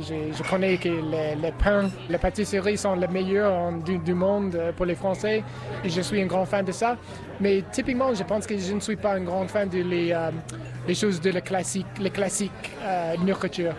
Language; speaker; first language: French; non-native, learner; English